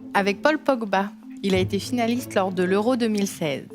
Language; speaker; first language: French; native; French